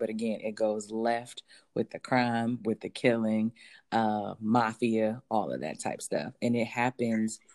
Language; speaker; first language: English; native; English